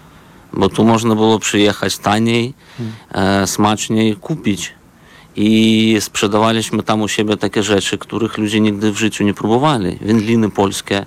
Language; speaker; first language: Polish; non-native, fluent; Belarusian